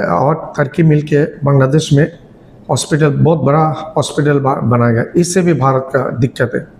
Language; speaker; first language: Hindi; non-native, learner; Bangla